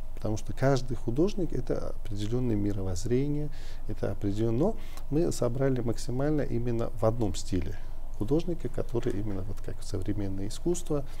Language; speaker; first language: Russian; non-native, local second language; Uzbek